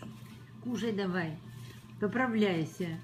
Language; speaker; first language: Russian; native; Russian